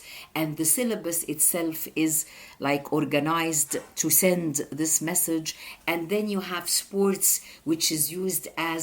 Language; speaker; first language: English; non-native, fluent; Arabic